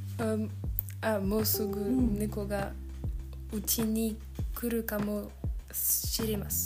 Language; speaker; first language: Japanese; non-native, learner; French